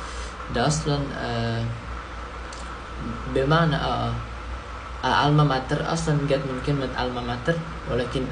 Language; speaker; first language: Arabic; non-native, fluent; Indonesian